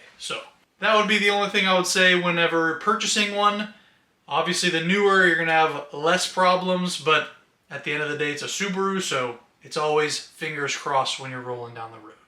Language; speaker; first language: English; native; English